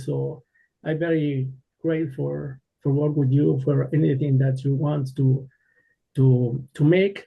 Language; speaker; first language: English; non-native, learner; Spanish